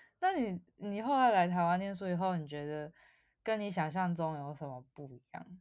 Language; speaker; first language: Chinese; native; Chinese